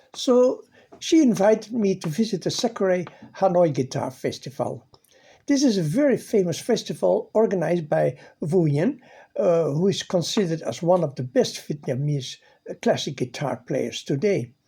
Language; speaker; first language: English; non-native, fluent; Dutch